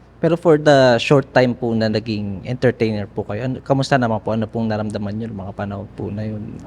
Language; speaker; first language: Filipino; native; Filipino